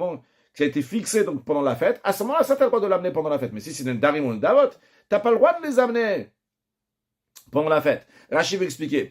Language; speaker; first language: French; native; French